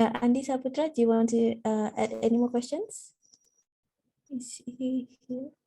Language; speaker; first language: English; non-native, fluent; Indonesian